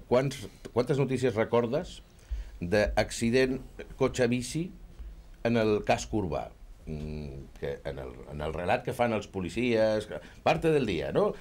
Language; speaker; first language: Catalan; native; Catalan